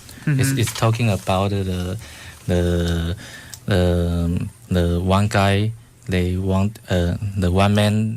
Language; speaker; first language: English; non-native, fluent; Chinese